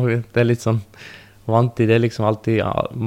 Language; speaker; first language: Norwegian; early bilingual, other home language; Persian